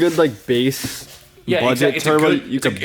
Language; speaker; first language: English; native; English